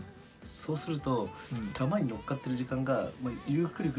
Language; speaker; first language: Japanese; native; Japanese